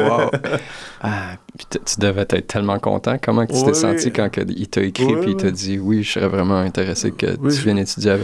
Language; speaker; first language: French; native; French